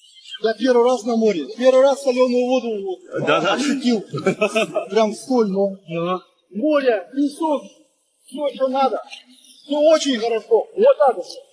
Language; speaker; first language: Russian; native; Russian